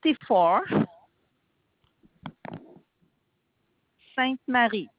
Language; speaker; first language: French; native; French